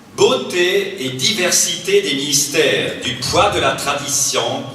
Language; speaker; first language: French; non-native, fluent; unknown